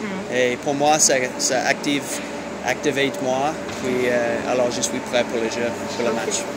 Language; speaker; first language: French; non-native, learner; English